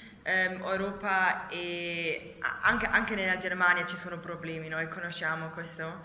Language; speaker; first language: Italian; non-native, learner; German